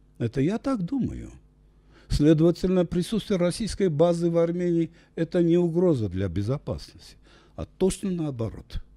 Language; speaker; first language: Russian; non-native, local second language; Armenian